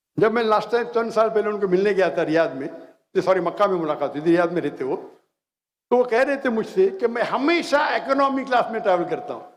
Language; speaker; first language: Hindi; non-native, local second language; Konkani